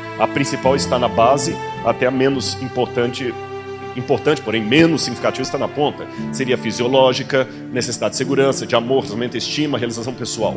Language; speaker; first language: Portuguese; native; Portuguese